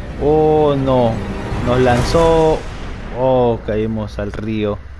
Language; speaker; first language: Spanish; native; Spanish